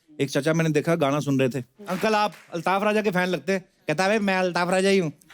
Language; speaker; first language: Hindi; non-native, local second language; Punjabi